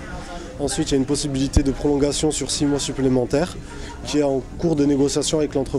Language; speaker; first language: French; native; French